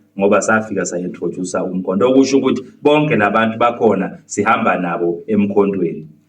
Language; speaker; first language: Zulu; native; Zulu